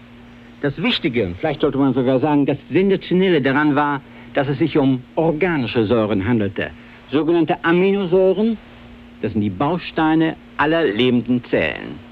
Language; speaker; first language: German; native; German